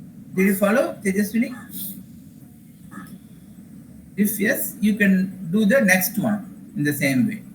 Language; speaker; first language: English; non-native, local second language; Tamil